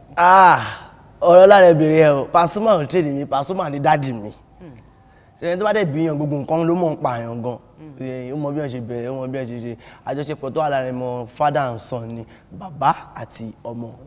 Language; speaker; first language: Yoruba; native; Yoruba